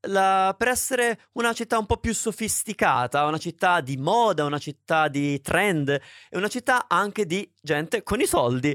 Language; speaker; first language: Italian; native; Italian